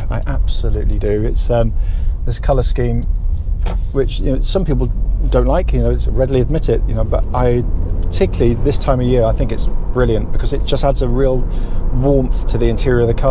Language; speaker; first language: English; native; English